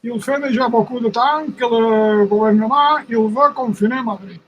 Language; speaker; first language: French; non-native, fluent; Spanish